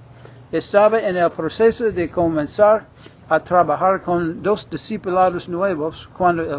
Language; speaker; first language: Spanish; non-native, fluent; English